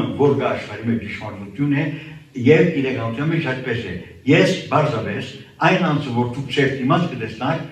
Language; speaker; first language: Armenian; early bilingual, heritage; Armenian